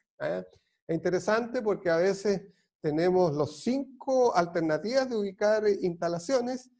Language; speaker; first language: Spanish; native; Spanish